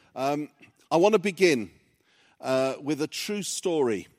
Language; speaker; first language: English; early bilingual, other home language; Greek